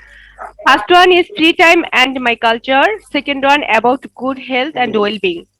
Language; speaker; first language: English; non-native, local second language; Bangla